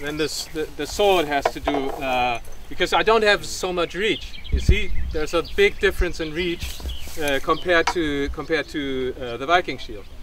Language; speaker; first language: English; non-native, fluent; German